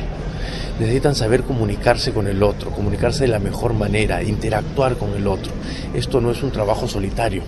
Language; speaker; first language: Spanish; native; Spanish